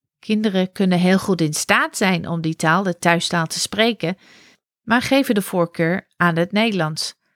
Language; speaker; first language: Dutch; non-native, fluent; English